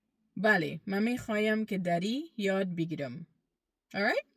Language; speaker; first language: Persian; early bilingual, heritage; Persian